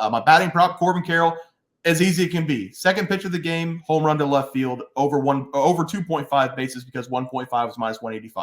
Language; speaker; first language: English; native; English